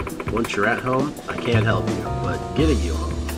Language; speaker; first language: English; native; English